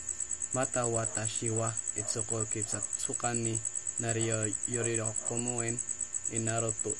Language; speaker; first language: Japanese; non-native, learner; Filipino